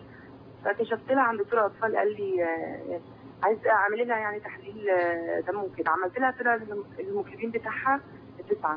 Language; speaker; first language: Arabic; native; Arabic